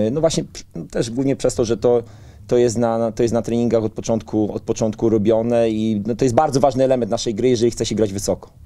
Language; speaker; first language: Polish; native; Polish